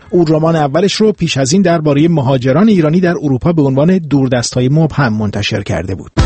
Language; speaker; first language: Persian; native; Persian